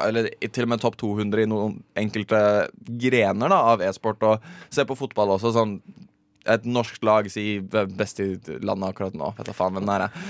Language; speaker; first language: Norwegian; native; Norwegian